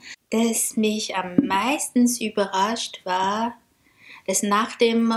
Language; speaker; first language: German; non-native, fluent; Chinese